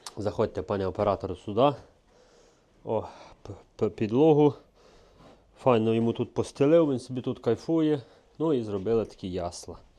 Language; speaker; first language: Ukrainian; native; Ukrainian